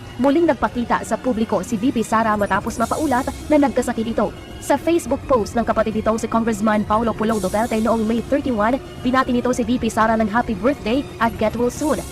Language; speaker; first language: Filipino; native; Filipino